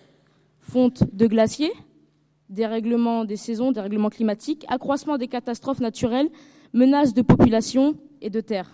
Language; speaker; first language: French; early bilingual, heritage; French